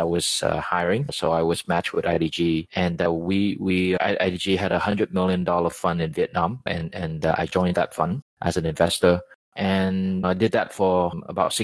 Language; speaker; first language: English; native; English